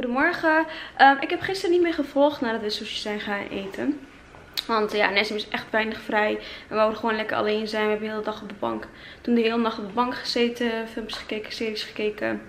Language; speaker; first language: Dutch; native; Dutch